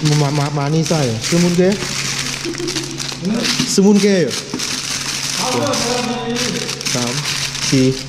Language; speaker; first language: Korean; non-native, learner; Thai